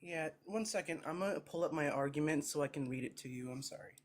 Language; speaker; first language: English; native; English